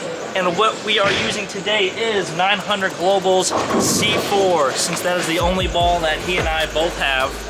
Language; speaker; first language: English; native; English